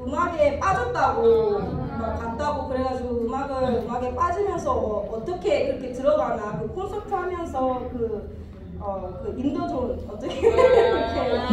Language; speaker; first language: Korean; early bilingual, heritage; English